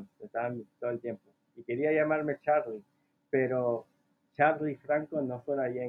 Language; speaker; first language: Spanish; early bilingual, heritage; Spanish